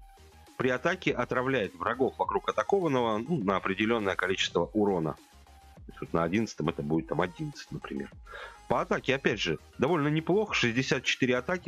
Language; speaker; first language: Russian; native; Russian